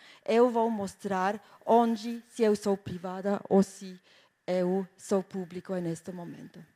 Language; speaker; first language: Portuguese; non-native, fluent; German